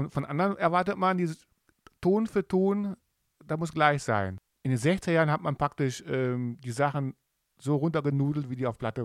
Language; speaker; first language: German; native; German